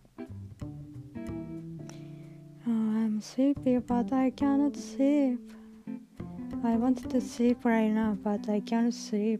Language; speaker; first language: English; non-native, learner; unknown